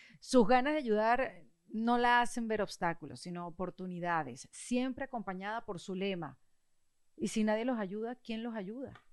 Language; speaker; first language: Spanish; native; Spanish